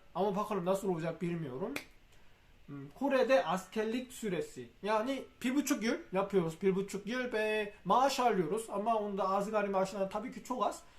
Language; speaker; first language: Turkish; non-native, fluent; Korean